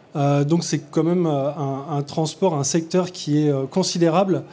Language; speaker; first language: French; native; French